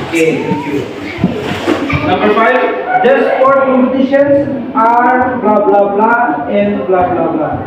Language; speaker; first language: English; non-native, learner; Indonesian